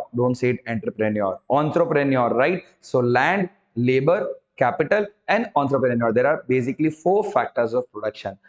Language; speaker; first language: Hindi; native; Hindi